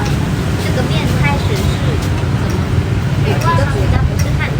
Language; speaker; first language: Chinese; non-native, learner; Vietnamese